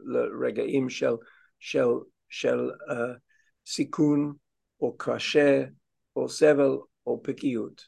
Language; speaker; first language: Hebrew; non-native, fluent; English